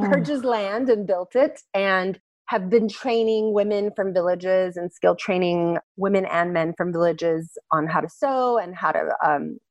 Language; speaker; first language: English; early bilingual, other home language; Turkish